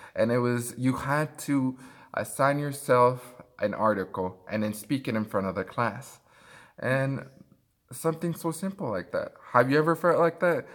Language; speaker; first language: English; early bilingual, other home language; Spanish